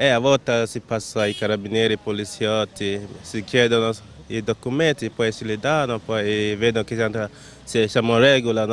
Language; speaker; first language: Italian; non-native, learner; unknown